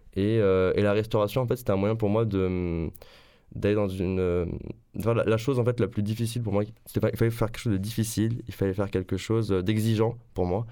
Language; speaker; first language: French; native; French